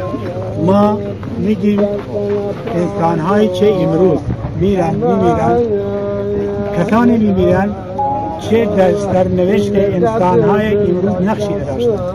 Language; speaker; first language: Persian; non-native, local second language; Central Kurdish